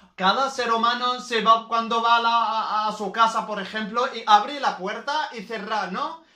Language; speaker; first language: Spanish; non-native, fluent; Arabic